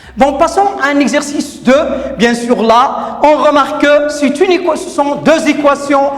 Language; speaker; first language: French; non-native, local second language; Arabic